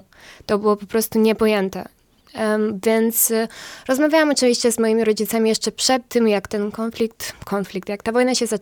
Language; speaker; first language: Polish; non-native, fluent; Ukrainian